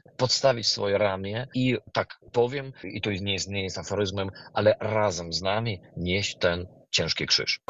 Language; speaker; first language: Polish; non-native, fluent; Ukrainian